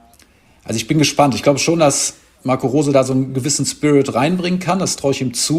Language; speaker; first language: German; native; German